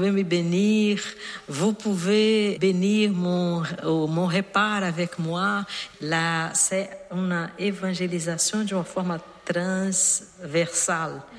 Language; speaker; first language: French; non-native, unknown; Portuguese